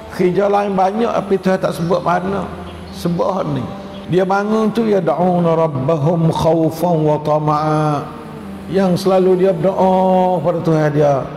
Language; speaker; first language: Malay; native; Malay